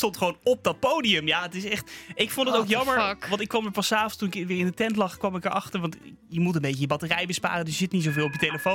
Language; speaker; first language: Dutch; native; Dutch